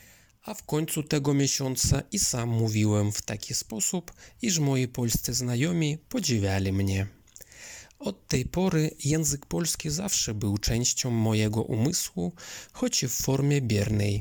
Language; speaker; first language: Polish; non-native, fluent; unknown